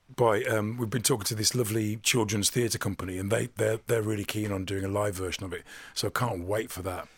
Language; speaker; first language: English; native; English